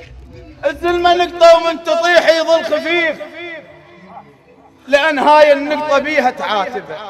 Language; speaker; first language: Arabic; native; Arabic